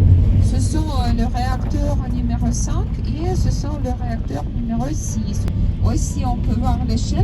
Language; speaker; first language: French; non-native, learner; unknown